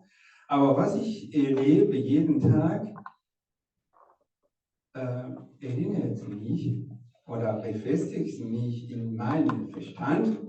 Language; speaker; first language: German; non-native, fluent; Rundi